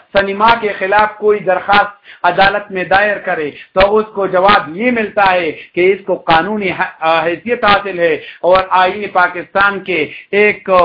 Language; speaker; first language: Urdu; non-native, local second language; Pashto